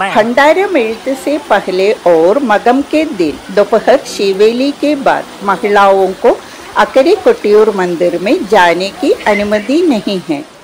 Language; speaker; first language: Hindi; non-native, local second language; Malayalam